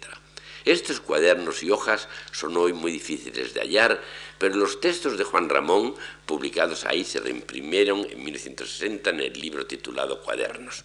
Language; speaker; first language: Spanish; native; Spanish